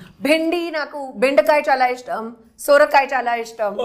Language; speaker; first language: Telugu; non-native, learner; Hindi